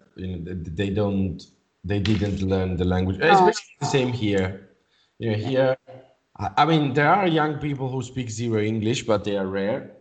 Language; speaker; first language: English; non-native, fluent; Italian